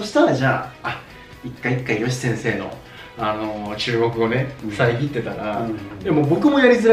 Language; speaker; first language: Japanese; native; Japanese